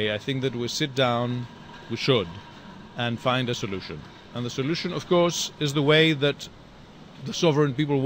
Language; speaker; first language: English; non-native, fluent; Greek